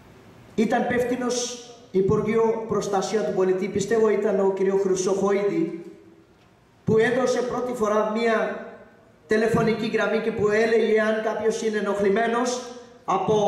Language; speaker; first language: Greek; non-native, learner; Urdu